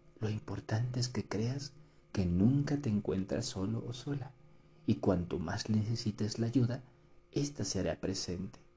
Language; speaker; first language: Spanish; native; Spanish